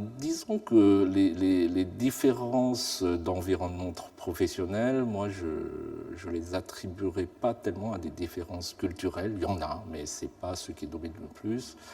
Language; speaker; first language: French; early bilingual, other home language; Chinese